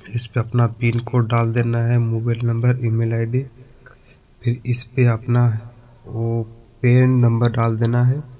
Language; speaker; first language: Hindi; native; Hindi